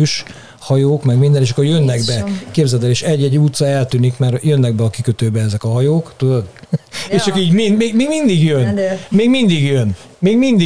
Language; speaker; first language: Hungarian; native; Hungarian